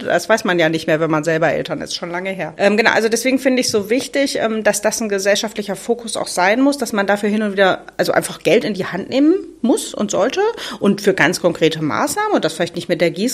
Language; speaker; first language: German; native; German